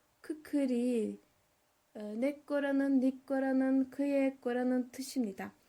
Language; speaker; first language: Korean; non-native, learner; Turkish